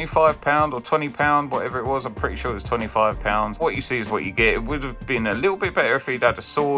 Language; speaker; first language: English; native; English